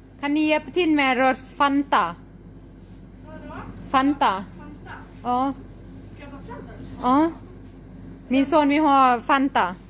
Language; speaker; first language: Swedish; non-native, learner; Thai